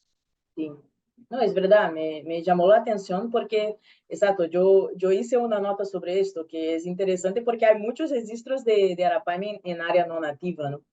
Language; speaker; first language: Spanish; non-native, learner; Portuguese